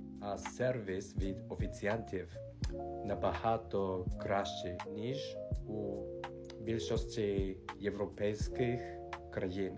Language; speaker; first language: Ukrainian; non-native, fluent; Japanese